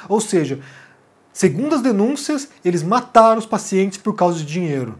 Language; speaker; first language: Portuguese; native; Portuguese